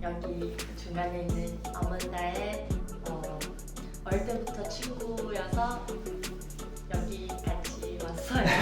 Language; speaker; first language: Korean; early bilingual, heritage; Korean